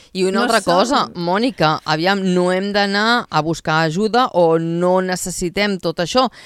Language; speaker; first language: Catalan; native; Catalan